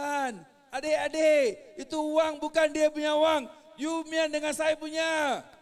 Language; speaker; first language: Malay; non-native, local second language; Tamil